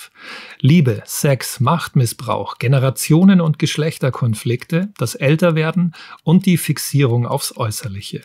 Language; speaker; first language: German; native; German